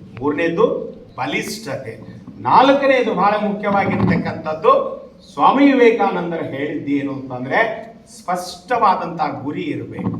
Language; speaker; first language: Kannada; native; Kannada